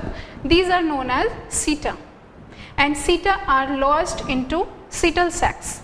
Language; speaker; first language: English; non-native, local second language; Hindi